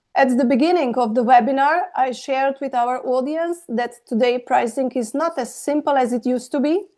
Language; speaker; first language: English; non-native, fluent; Slovenian